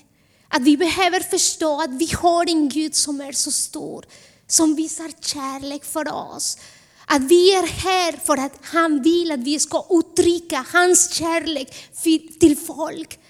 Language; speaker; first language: Swedish; non-native, fluent; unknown